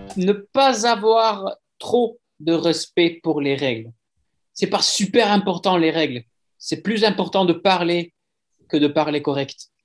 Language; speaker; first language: French; non-native, fluent; Swedish